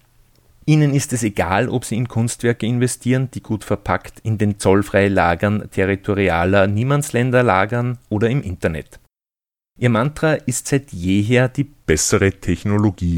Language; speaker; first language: German; native; German